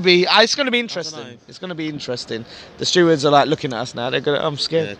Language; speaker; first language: English; native; English